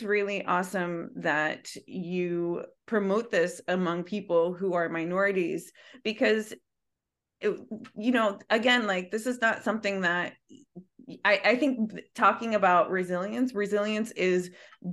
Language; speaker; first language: English; early bilingual, other home language; Spanish